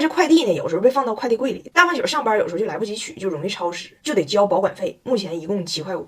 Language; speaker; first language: Chinese; native; Chinese